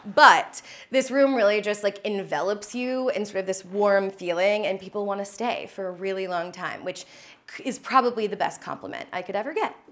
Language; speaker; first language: English; native; English